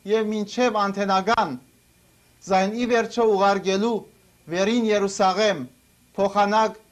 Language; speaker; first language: Armenian; early bilingual, heritage; Armenian